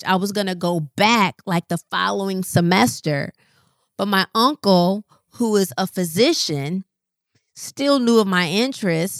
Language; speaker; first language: English; native; English